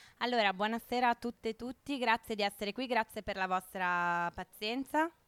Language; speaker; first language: Italian; native; Italian